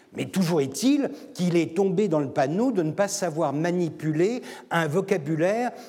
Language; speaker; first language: French; non-native, fluent; Turkish